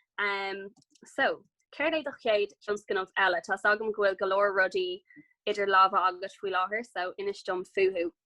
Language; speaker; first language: Irish; non-native, local second language; English